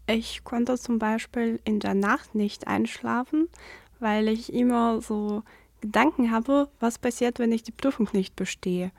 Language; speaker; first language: German; non-native, fluent; Russian